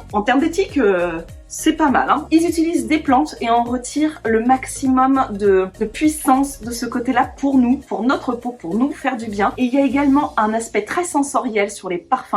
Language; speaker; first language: French; native; French